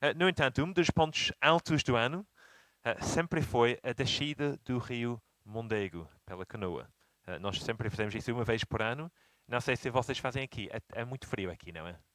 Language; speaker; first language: Portuguese; non-native, fluent; English